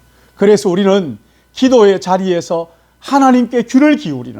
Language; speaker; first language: Korean; native; Korean